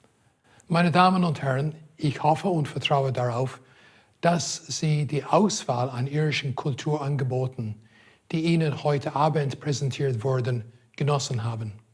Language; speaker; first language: German; non-native, fluent; English